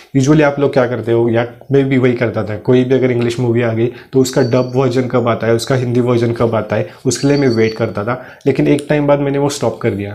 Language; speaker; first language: Hindi; non-native, local second language; Marathi